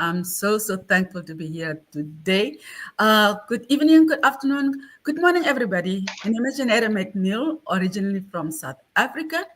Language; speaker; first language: English; non-native, local second language; Afrikaans